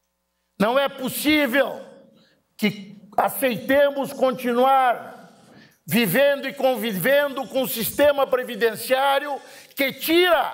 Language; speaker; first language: Portuguese; native; Portuguese